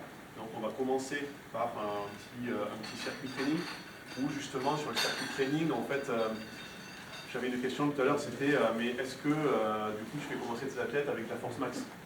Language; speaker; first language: French; native; French